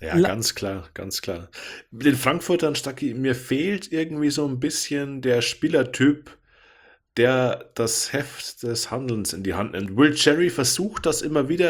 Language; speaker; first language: German; native; German